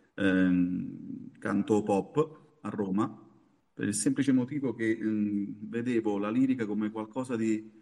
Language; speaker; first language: Italian; native; Italian